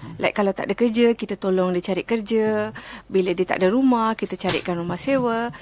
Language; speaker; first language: Malay; non-native, local second language; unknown